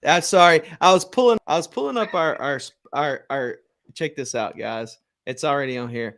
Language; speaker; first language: English; native; English